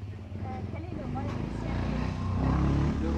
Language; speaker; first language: French; non-native, fluent; German